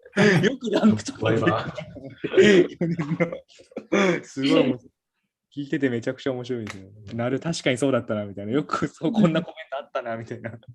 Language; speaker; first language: Japanese; native; Japanese